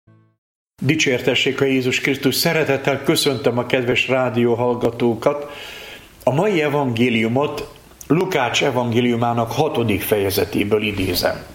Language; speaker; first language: Hungarian; native; Hungarian